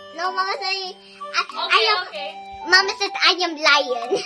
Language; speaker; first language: English; native; English